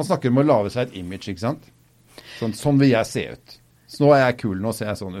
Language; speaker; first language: Norwegian; native; Norwegian